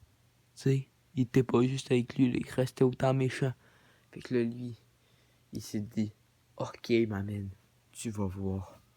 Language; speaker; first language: French; native; French